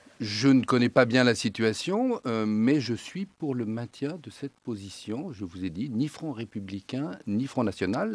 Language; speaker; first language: French; native; French